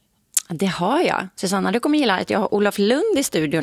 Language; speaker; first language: Swedish; native; Swedish